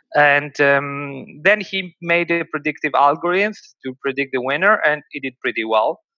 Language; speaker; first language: English; non-native, fluent; Greek